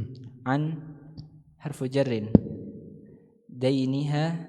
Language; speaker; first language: Arabic; non-native, learner; Indonesian